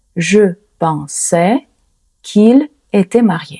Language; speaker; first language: French; non-native, fluent; Ukrainian